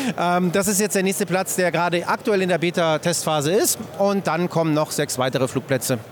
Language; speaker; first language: German; native; German